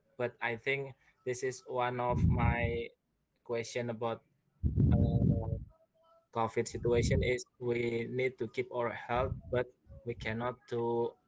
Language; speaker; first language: English; non-native, learner; Indonesian